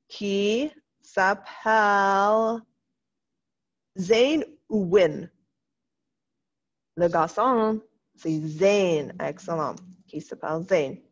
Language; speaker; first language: French; non-native, fluent; English